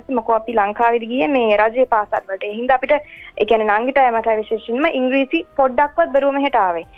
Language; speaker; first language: Sinhala; early bilingual, heritage; Sinhala